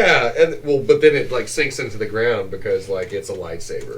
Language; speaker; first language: English; native; English